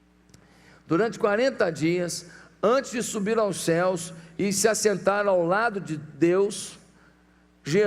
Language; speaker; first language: Portuguese; native; Portuguese